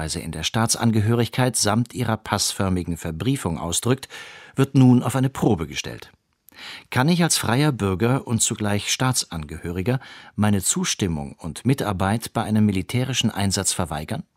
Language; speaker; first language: German; native; German